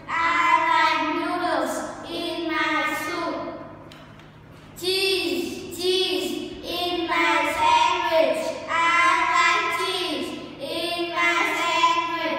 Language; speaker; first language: English; non-native, learner; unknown